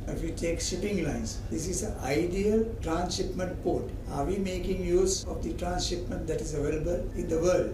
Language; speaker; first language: English; non-native, local second language; Sinhala